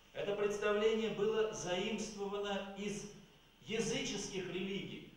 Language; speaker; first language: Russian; native; Russian